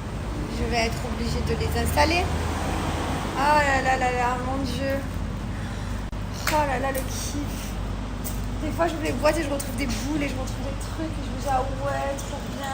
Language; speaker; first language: French; native; French